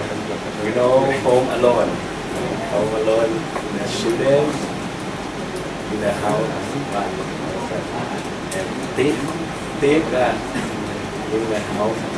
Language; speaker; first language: English; non-native, learner; Thai